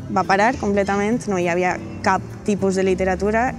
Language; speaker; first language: Catalan; non-native, fluent; Bulgarian